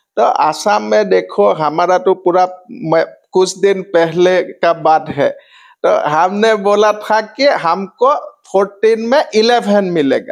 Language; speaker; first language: Hindi; non-native, local second language; Assamese